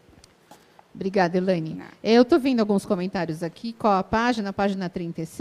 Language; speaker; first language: Portuguese; native; Portuguese